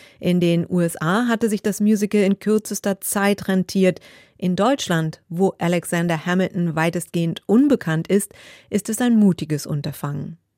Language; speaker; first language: German; native; German